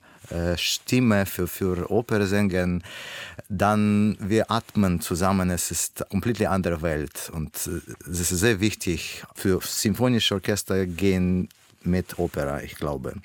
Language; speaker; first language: German; non-native, learner; Russian